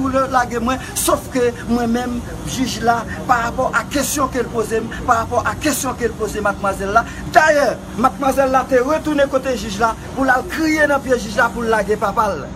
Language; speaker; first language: French; non-native, learner; Haitian Creole